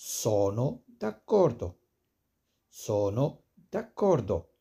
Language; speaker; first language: Italian; non-native, fluent; Arabic